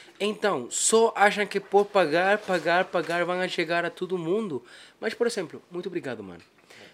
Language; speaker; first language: Portuguese; non-native, fluent; Spanish